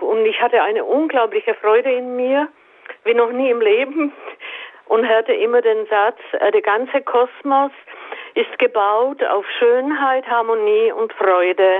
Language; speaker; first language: German; native; German